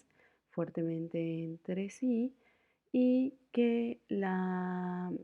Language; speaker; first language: Spanish; native; Spanish